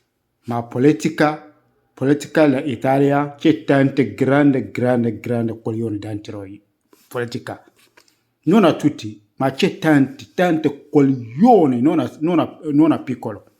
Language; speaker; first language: Italian; non-native, learner; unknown